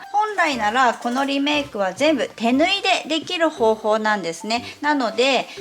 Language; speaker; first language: Japanese; native; Japanese